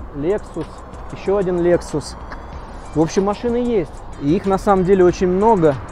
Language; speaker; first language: Russian; native; Russian